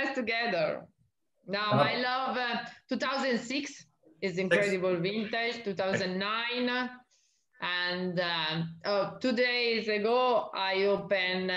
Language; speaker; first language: English; non-native, learner; Italian